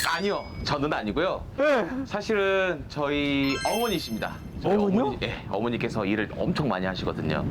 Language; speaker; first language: Korean; native; Korean